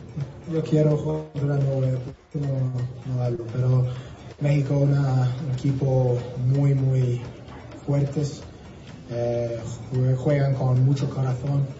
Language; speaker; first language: Spanish; non-native, learner; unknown